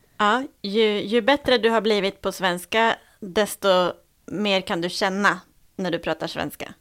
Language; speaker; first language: Swedish; native; Swedish